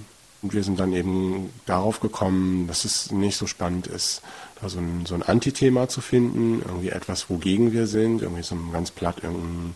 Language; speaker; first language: German; native; German